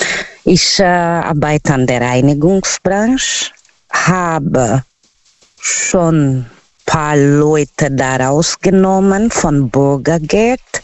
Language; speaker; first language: German; non-native, fluent; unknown